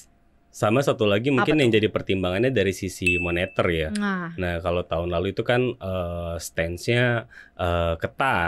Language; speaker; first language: Indonesian; native; Indonesian